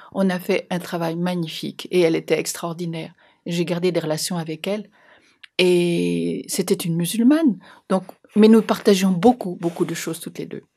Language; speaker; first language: French; native; French